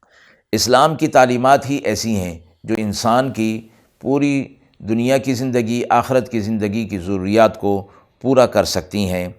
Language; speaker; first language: Urdu; native; Urdu